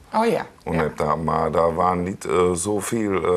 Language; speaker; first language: Dutch; non-native, learner; German